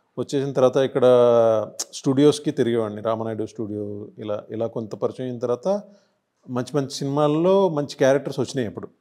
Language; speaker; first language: Telugu; non-native, local second language; Hindi